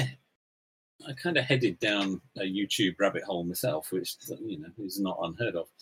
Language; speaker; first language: English; native; English